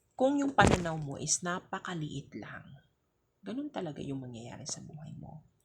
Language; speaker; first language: Filipino; non-native, local second language; Cebuano